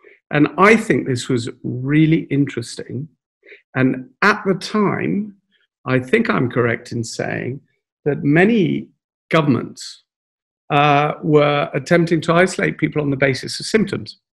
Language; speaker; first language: English; native; English